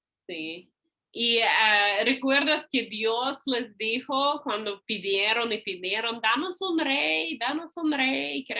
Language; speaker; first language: Spanish; non-native, fluent; English